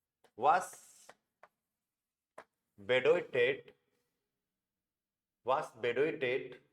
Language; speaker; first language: German; non-native, fluent; Hindi